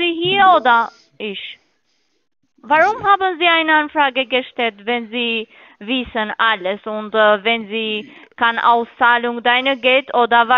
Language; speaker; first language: German; non-native, learner; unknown